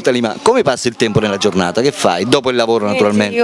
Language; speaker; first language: Italian; native; Italian